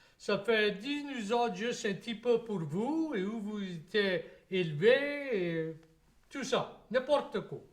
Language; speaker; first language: French; native; French